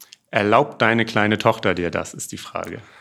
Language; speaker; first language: German; native; German